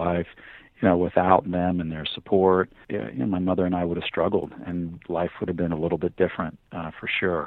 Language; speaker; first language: English; native; English